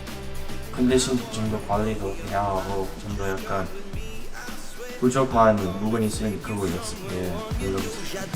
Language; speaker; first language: Korean; non-native, learner; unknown